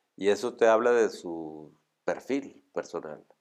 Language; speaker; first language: Spanish; native; Spanish